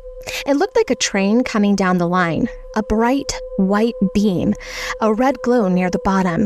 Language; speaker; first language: English; native; English